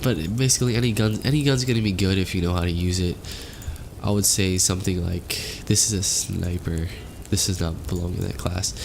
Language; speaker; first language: English; native; English